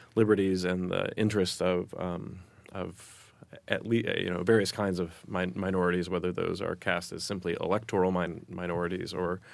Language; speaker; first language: English; native; English